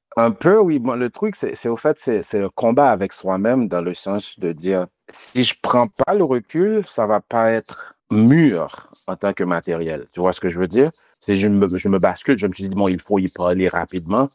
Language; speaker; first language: French; non-native, local second language; Haitian Creole